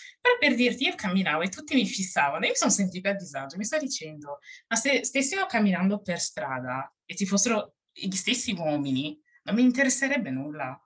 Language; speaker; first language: Italian; early bilingual, other home language; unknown